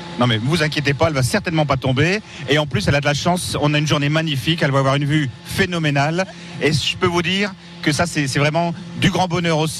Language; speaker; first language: French; native; French